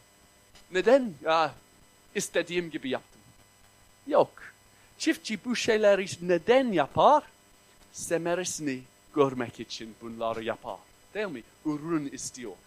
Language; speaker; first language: Turkish; non-native, fluent; English